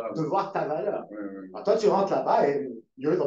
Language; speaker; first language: French; native; French